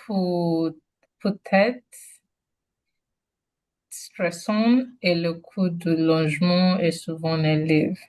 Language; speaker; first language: French; non-native, learner; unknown